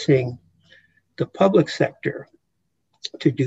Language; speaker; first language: English; native; English